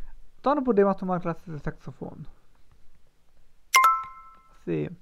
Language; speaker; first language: Spanish; non-native, learner; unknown